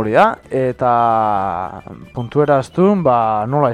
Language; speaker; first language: Basque; native; Basque